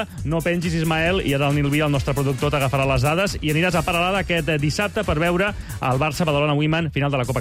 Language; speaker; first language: Catalan; native; Catalan